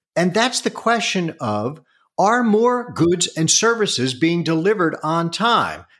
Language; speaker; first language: English; native; English